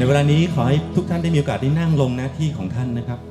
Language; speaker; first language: Thai; native; Thai